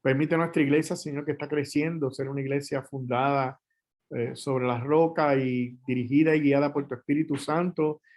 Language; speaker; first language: Spanish; native; Spanish